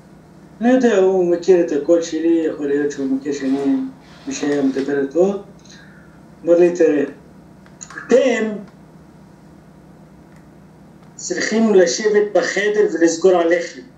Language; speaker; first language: Hebrew; non-native, local second language; Arabic